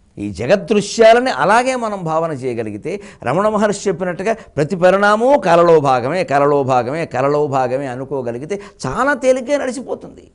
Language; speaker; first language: Telugu; native; Telugu